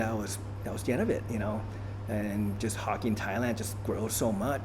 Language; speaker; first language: English; early bilingual, other home language; Thai